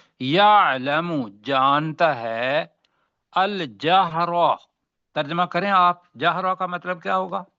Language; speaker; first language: Urdu; native; Urdu